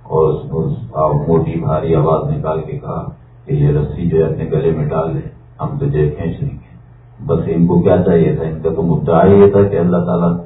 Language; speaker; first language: Urdu; native; Urdu